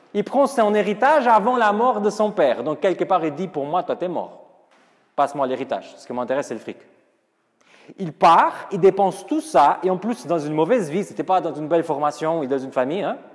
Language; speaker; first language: French; non-native, fluent; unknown